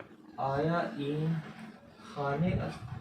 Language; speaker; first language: Persian; non-native, fluent; Urdu